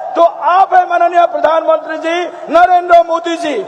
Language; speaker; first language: Hindi; non-native, local second language; Assamese